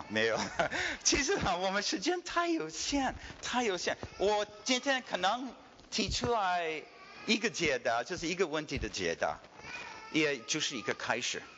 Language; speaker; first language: Chinese; early bilingual, heritage; Chinese